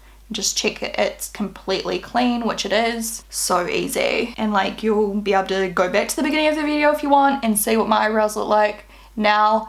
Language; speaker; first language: English; native; English